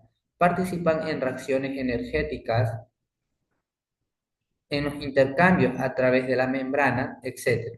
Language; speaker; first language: Spanish; native; Spanish